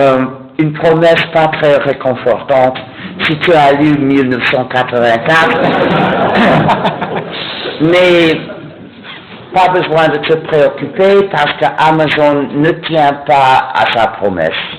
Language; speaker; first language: French; non-native, fluent; English